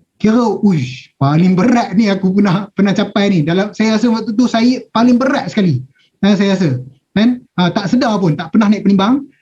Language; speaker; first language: Malay; native; Malay